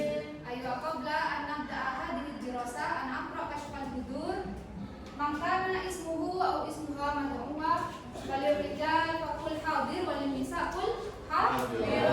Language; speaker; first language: Arabic; non-native, learner; Indonesian